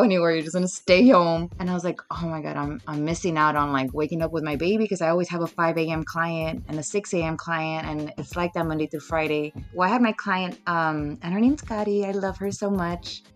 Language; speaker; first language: English; native; English